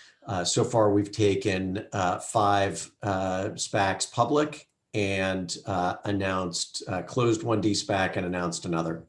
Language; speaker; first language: English; native; English